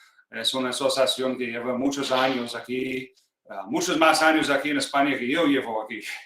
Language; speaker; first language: Spanish; non-native, fluent; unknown